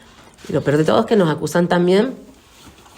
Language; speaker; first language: Spanish; native; Spanish